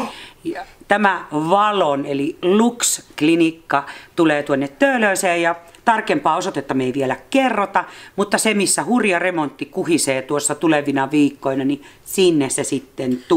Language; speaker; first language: Finnish; native; Finnish